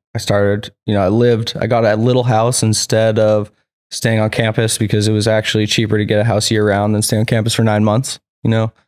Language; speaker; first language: English; native; English